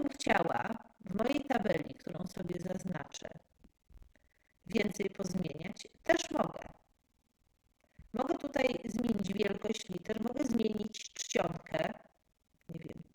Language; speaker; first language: Polish; native; Polish